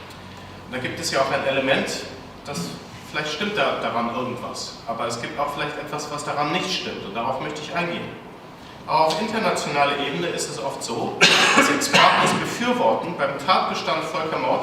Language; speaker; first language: German; native; German